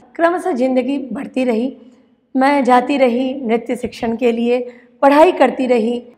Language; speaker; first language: Hindi; non-native, local second language; Bangla